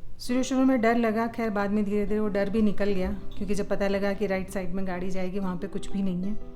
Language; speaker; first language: Hindi; native; Hindi